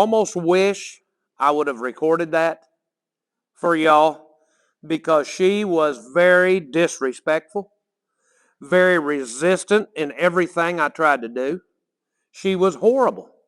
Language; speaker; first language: English; native; English